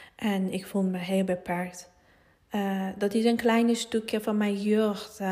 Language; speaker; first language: Dutch; non-native, fluent; Persian